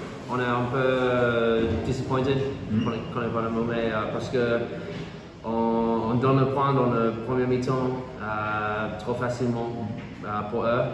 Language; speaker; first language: French; non-native, learner; English